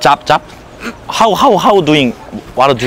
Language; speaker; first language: English; non-native, learner; Korean